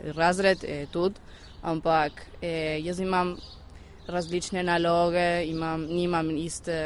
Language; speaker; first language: Slovenian; early bilingual, heritage; Slovenian